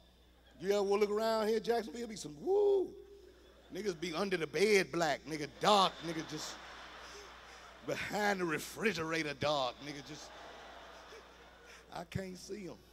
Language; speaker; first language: English; native; English